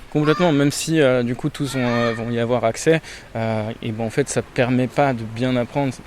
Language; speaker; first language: French; native; French